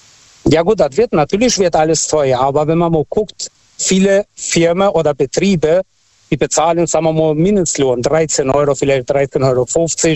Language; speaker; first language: German; non-native, fluent; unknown